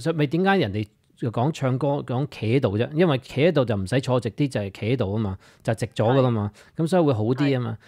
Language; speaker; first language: Cantonese; early bilingual, heritage; English